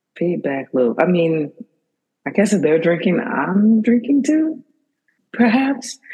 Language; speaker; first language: English; native; English